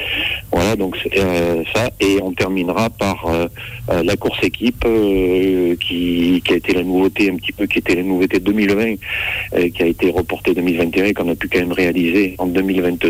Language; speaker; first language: French; native; French